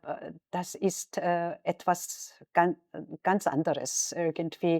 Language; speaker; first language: German; non-native, fluent; Korean